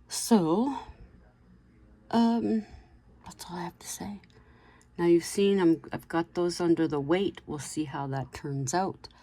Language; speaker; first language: English; native; English